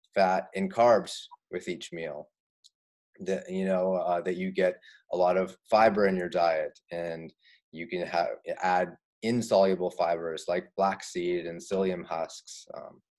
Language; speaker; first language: English; native; English